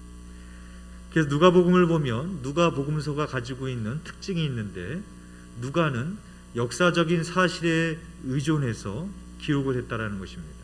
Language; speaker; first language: Korean; native; Korean